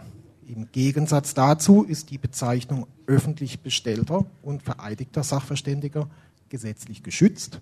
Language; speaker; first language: German; native; German